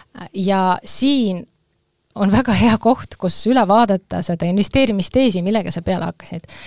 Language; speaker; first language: Estonian; non-native, local second language; Russian